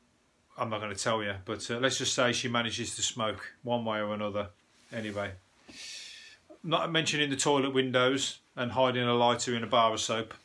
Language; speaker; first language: English; native; English